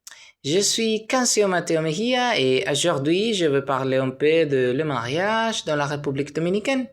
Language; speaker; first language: French; non-native, learner; Spanish